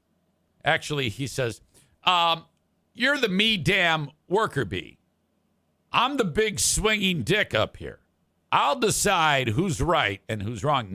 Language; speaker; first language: English; native; English